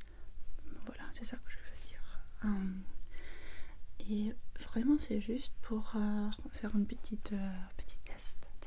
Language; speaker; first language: French; non-native, learner; English